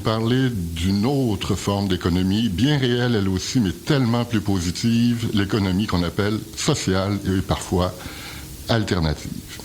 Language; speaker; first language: French; native; French